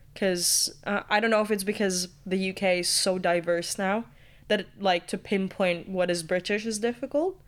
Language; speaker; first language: English; early bilingual, other home language; Latvian